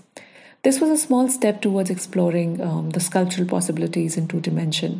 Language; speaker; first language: English; non-native, local second language; Hindi